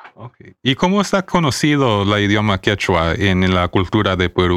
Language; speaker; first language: Spanish; non-native, fluent; English